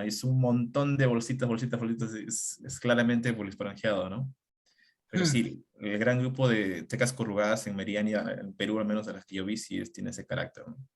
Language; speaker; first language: Spanish; native; Spanish